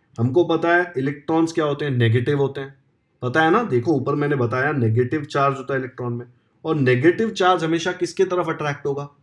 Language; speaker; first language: Hindi; non-native, local second language; Marathi